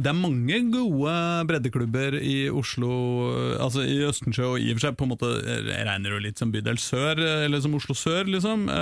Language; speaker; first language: Norwegian; native; Norwegian